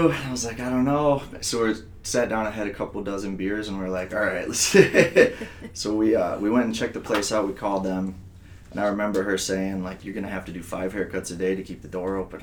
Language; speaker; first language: English; native; English